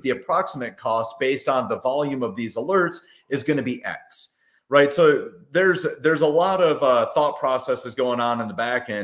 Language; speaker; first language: English; native; English